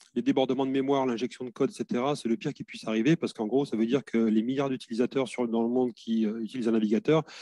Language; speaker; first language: French; native; French